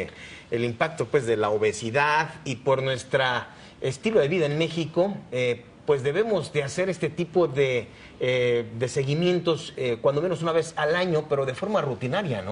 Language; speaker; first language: Spanish; native; Spanish